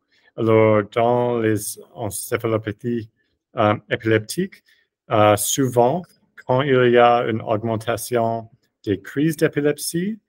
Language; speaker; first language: French; non-native, fluent; English